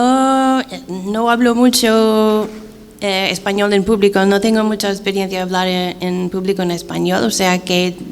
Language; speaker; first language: Spanish; non-native, fluent; English